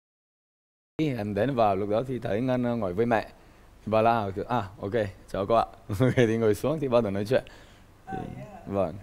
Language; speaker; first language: Vietnamese; non-native, fluent; Romanian